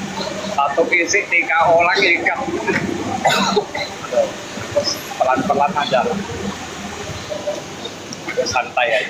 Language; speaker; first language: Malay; non-native, local second language; Hakka Chinese